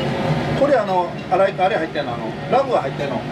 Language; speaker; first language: Japanese; native; Japanese